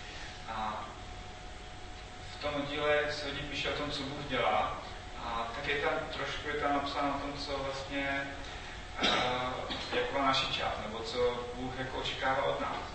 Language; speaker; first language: Czech; non-native, fluent; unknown